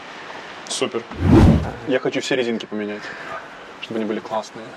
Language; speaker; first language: Russian; native; Russian